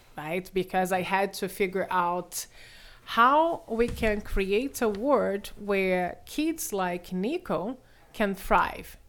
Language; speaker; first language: English; non-native, fluent; Portuguese